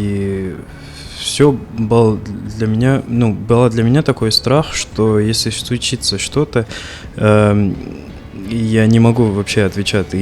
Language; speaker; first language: Russian; non-native, fluent; Arabic